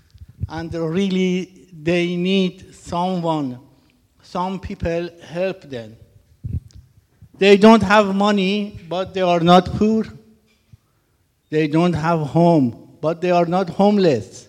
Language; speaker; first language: English; non-native, learner; Persian